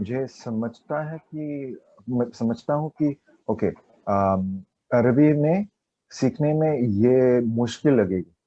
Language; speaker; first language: Hindi; non-native, learner; Chinese